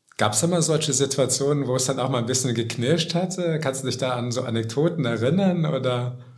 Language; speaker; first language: German; native; German